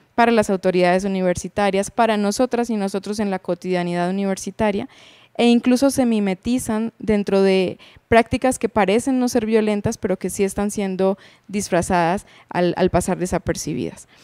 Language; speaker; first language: Spanish; native; Spanish